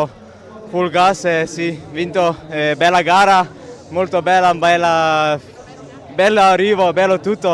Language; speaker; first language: Italian; non-native, learner; Slovenian